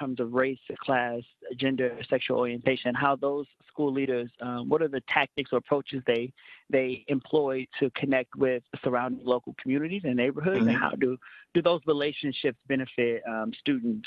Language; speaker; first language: English; native; English